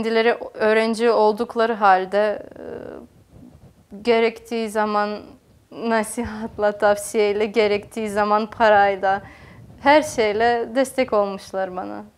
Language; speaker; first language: Turkish; non-native, fluent; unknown